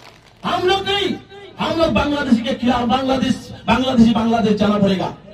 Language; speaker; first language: Hindi; non-native, local second language; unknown